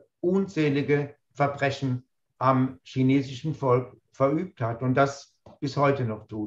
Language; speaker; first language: German; native; German